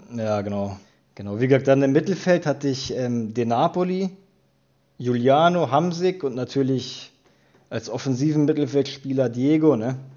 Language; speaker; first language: German; native; German